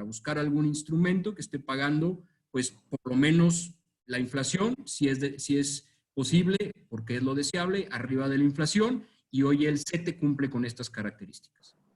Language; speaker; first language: Spanish; native; Spanish